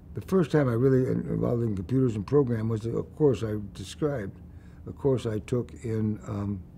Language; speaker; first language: English; native; English